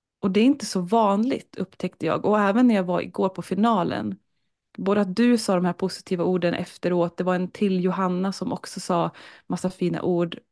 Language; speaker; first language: Swedish; native; Swedish